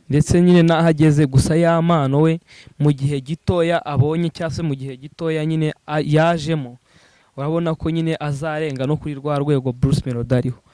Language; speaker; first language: Kinyarwanda; native; Kinyarwanda